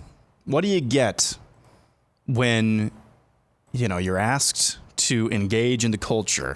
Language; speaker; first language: English; native; English